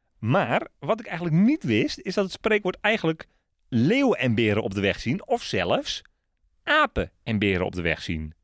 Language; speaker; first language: Dutch; native; Dutch